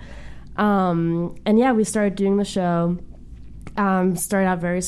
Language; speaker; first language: English; non-native, fluent; German